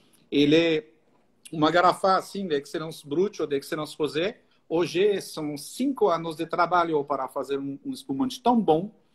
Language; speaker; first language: Portuguese; non-native, fluent; French